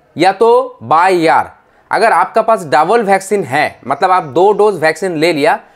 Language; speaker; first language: Hindi; non-native, fluent; Bangla